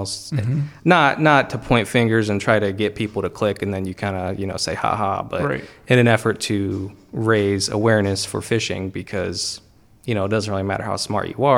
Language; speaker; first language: English; native; English